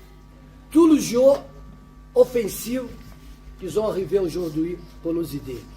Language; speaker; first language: French; non-native, learner; Portuguese